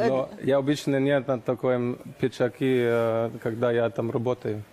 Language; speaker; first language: Russian; non-native, learner; German